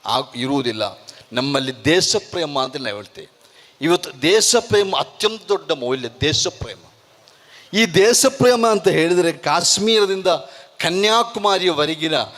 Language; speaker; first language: Kannada; non-native, local second language; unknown